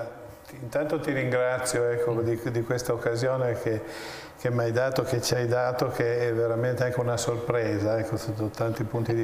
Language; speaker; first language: Italian; native; Italian